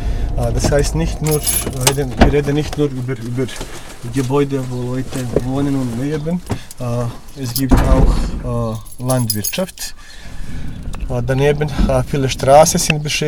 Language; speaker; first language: German; non-native, learner; Bosnian